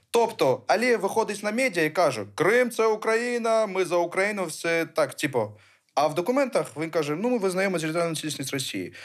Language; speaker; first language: Ukrainian; early bilingual, other home language; Armenian